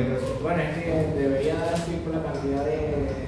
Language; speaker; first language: Spanish; native; Spanish